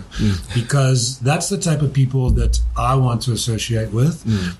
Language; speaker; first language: English; native; English